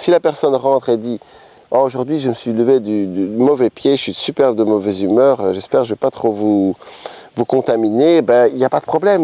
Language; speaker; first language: French; native; French